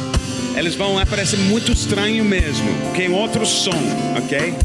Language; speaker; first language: Portuguese; non-native, learner; English